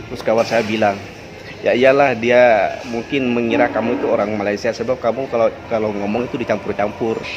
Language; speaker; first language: Indonesian; non-native, local second language; Madurese